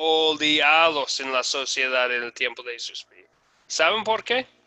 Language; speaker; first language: Spanish; non-native, fluent; English